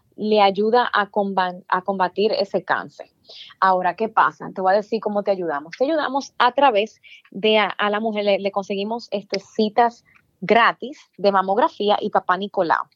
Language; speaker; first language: Spanish; native; Spanish